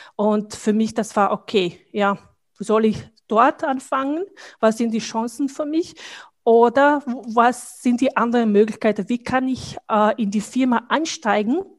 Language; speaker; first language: German; non-native, fluent; Bosnian